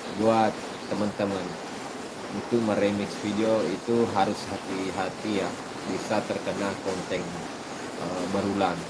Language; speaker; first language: Indonesian; non-native, local second language; Buginese